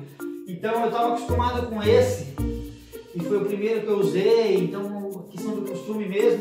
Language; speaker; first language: Portuguese; native; Portuguese